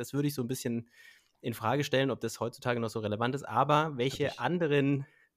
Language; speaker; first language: German; native; German